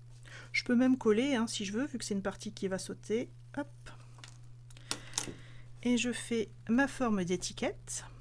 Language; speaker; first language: French; native; French